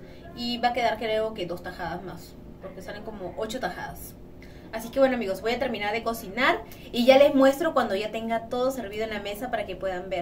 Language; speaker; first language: Spanish; native; Spanish